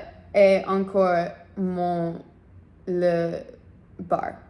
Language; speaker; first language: French; non-native, learner; English